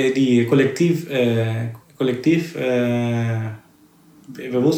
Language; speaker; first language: German; non-native, fluent; Spanish